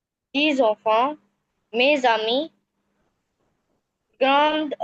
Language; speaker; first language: French; non-native, learner; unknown